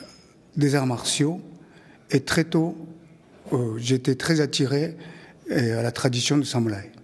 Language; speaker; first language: French; non-native, fluent; Japanese